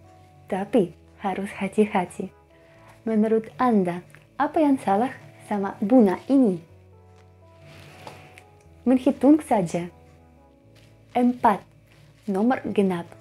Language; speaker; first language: Indonesian; non-native, fluent; Russian